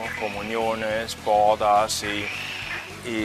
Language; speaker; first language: Spanish; non-native, fluent; German